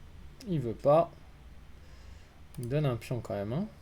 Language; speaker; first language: French; native; French